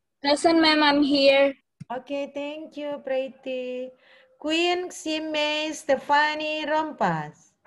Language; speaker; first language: English; non-native, fluent; Indonesian